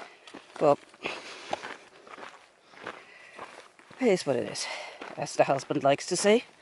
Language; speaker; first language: English; native; English